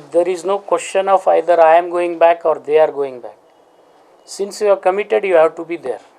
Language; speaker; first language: English; non-native, local second language; Kannada